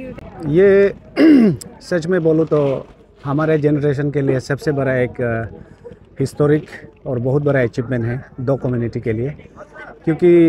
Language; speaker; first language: Hindi; non-native, local second language; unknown